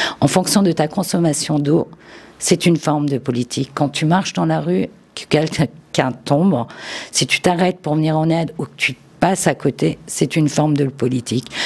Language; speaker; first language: French; early bilingual, other home language; Turkish